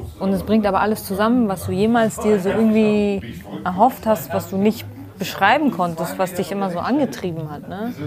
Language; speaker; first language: German; early bilingual, other home language; Kurdish